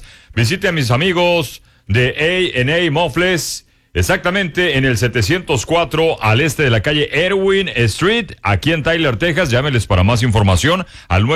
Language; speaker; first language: Spanish; native; Spanish